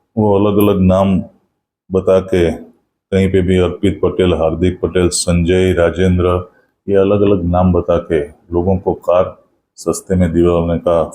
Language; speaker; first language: Hindi; non-native, local second language; Gujarati